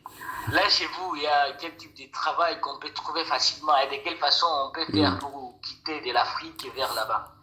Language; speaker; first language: French; non-native, local second language; Rundi